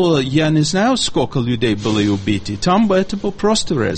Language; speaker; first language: Russian; non-native, fluent; English